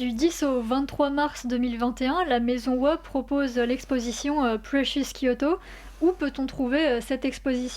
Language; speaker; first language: French; native; French